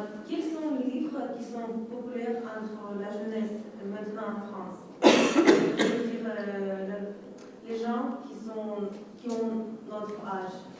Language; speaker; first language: French; non-native, learner; Russian